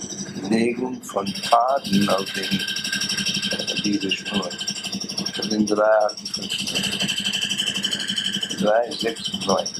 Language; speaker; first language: German; non-native, learner; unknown